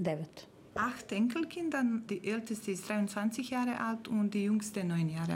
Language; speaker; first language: German; non-native, fluent; Serbian